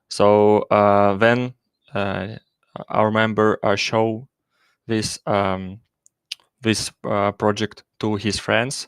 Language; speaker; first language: English; non-native, learner; Russian